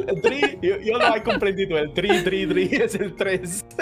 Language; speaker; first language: Spanish; non-native, learner; Portuguese